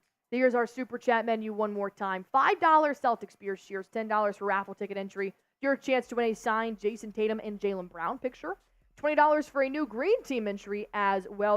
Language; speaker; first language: English; native; English